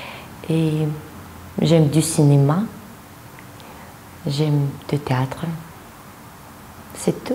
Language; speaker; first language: French; non-native, learner; Russian